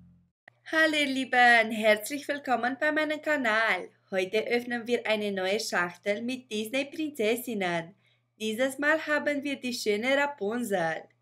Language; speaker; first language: German; non-native, fluent; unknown